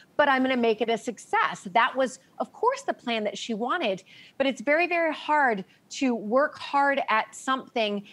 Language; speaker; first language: English; native; English